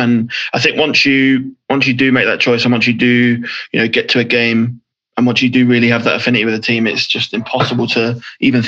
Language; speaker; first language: English; native; English